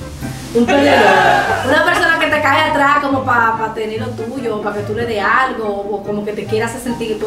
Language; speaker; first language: Spanish; native; Spanish